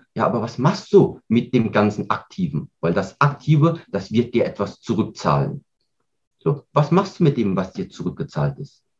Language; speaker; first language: German; native; German